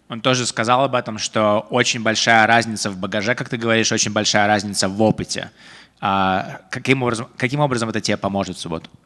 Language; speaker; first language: Russian; native; Russian